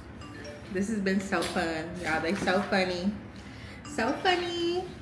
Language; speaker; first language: English; native; English